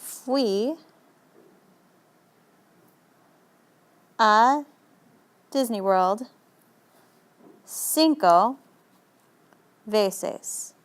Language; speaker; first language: Spanish; non-native, fluent; English